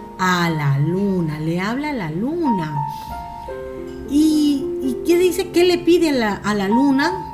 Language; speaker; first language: Spanish; native; Spanish